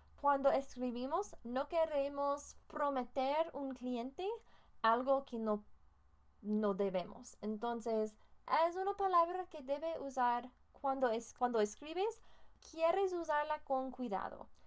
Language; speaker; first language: Spanish; non-native, learner; English